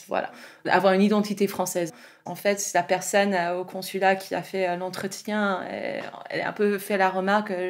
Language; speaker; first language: French; non-native, fluent; English